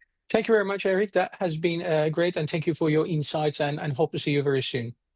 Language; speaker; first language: English; non-native, fluent; Turkish